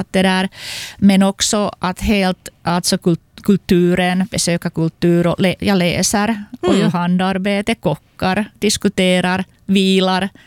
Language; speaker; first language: Swedish; non-native, local second language; Finnish